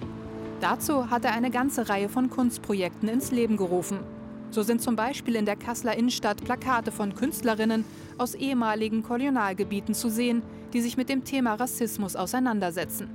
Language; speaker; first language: German; native; German